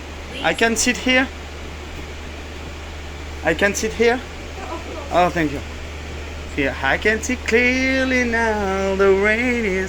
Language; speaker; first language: English; non-native, learner; French